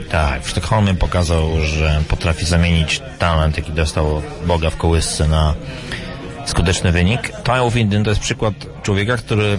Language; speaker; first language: Polish; native; Polish